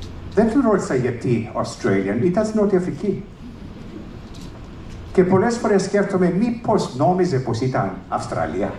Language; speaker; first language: Greek; early bilingual, heritage; English